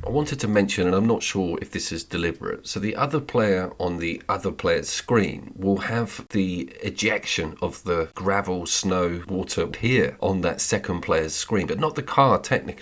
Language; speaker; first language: English; native; English